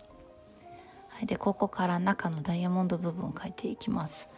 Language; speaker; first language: Japanese; native; Japanese